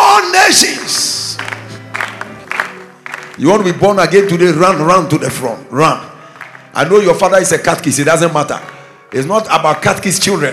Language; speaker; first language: English; non-native, local second language; Akan